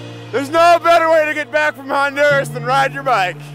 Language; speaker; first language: English; native; English